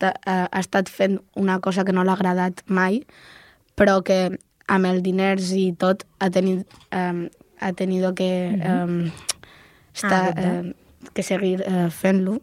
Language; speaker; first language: Catalan; non-native, local second language; Spanish